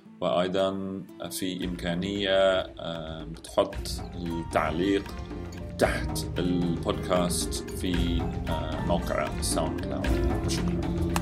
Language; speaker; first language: Arabic; non-native, learner; English